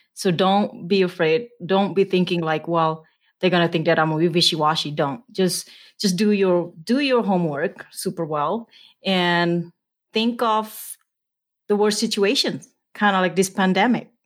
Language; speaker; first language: English; non-native, fluent; Indonesian